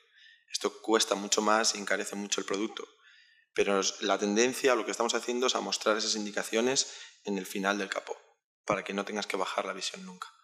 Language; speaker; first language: Spanish; native; Spanish